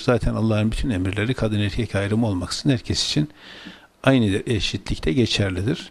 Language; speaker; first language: Turkish; native; Turkish